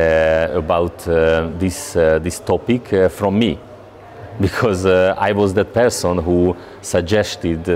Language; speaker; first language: English; non-native, learner; Hungarian